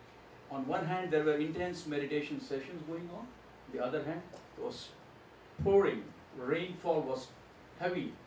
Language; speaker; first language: English; non-native, local second language; Gujarati